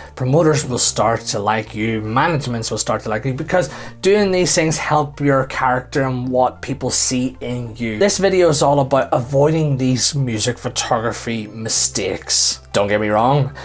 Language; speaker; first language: English; native; English